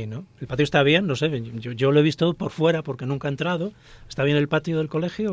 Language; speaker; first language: Spanish; native; Spanish